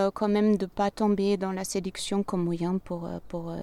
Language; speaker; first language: French; non-native, fluent; German